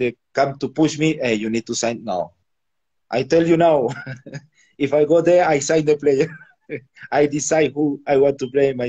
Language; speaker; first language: English; non-native, learner; Spanish